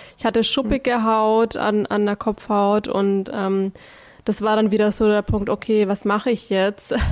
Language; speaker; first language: German; native; German